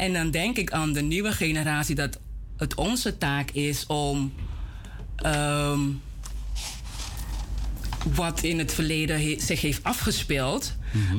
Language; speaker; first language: Dutch; native; Dutch